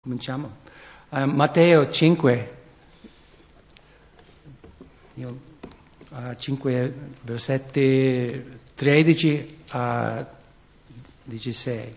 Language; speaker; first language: Italian; non-native, learner; English